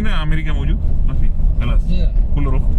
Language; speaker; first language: Arabic; non-native, learner; Malayalam